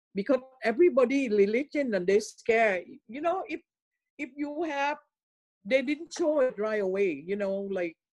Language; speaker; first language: English; non-native, learner; Thai